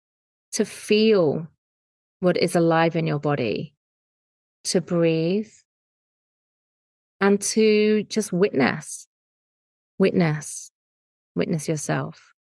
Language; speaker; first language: English; native; English